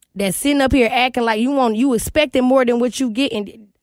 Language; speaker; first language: English; native; English